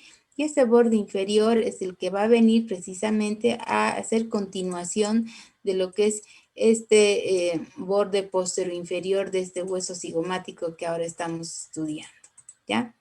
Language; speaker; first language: Spanish; native; Spanish